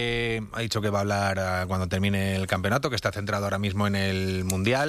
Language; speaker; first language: Spanish; native; Spanish